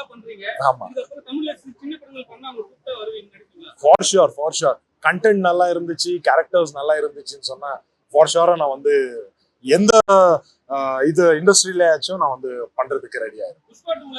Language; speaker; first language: Tamil; non-native, local second language; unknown